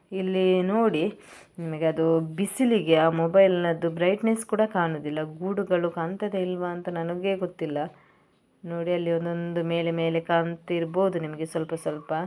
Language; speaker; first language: Kannada; native; Kannada